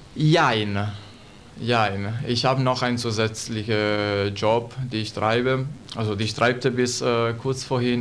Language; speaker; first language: German; non-native, learner; Italian